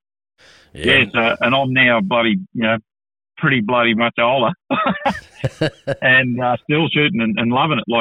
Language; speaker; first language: English; native; English